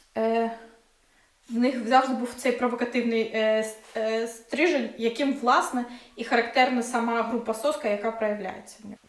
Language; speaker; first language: Ukrainian; non-native, local second language; Russian